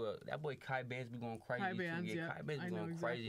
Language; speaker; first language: English; native; English